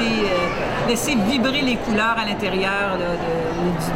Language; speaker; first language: French; native; French